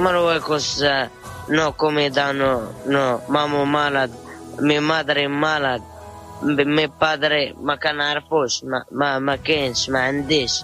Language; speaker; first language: Spanish; non-native, learner; Arabic